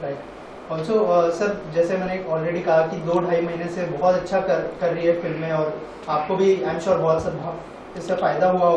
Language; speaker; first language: Hindi; native; Hindi